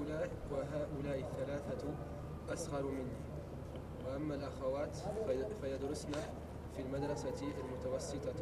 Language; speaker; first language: Arabic; non-native, learner; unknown